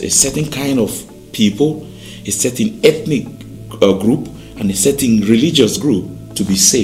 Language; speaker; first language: English; non-native, local second language; Yoruba